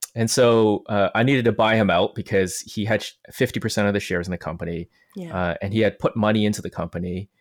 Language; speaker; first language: English; non-native, local second language; Cantonese